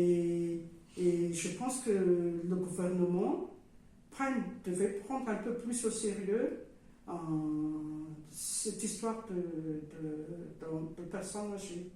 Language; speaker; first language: French; non-native, local second language; Malagasy